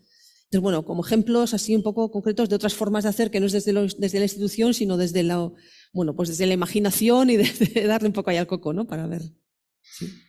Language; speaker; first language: Spanish; native; Spanish